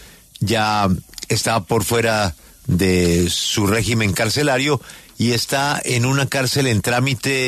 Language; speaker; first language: Spanish; native; Spanish